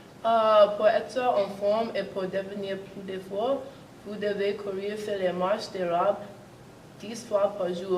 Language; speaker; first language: French; non-native, learner; English